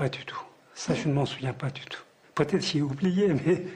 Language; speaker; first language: French; non-native, fluent; Tibetan